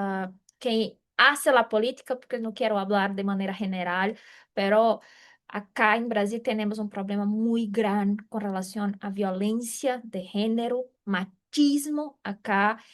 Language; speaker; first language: Spanish; non-native, fluent; Portuguese